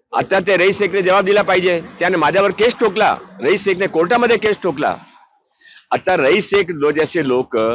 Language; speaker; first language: Marathi; non-native, local second language; Hindi